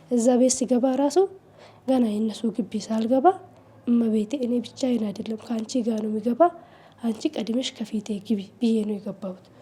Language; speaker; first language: Amharic; non-native, local second language; Oromo